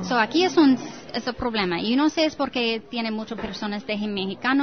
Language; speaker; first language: Spanish; non-native, learner; English